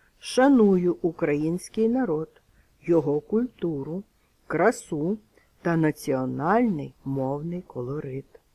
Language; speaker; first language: Ukrainian; non-native, local second language; Russian